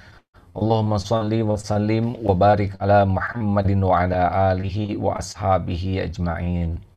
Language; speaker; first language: Indonesian; native; Indonesian